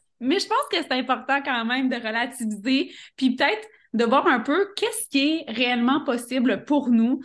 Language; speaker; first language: French; native; French